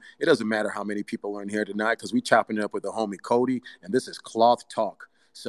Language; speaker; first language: English; early bilingual, other home language; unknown